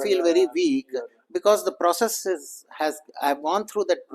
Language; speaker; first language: English; non-native, local second language; Kannada